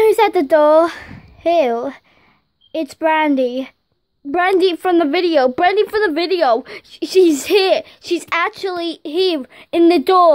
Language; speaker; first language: English; native; English